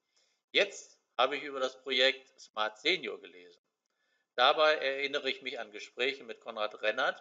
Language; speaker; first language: German; native; German